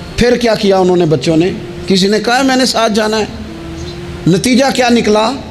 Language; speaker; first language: Urdu; non-native, local second language; Punjabi